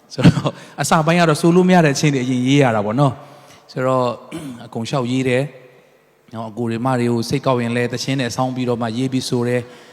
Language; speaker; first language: Burmese; non-native, local second language; Tedim Chin